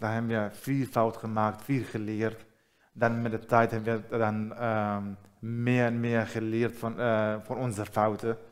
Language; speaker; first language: Dutch; non-native, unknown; Arabic